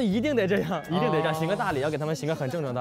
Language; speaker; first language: Chinese; native; Chinese